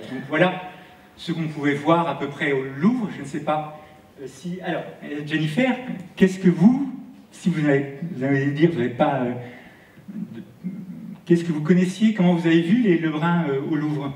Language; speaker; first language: French; native; French